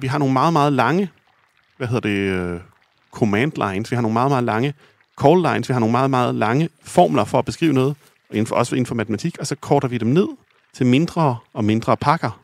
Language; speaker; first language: Danish; native; Danish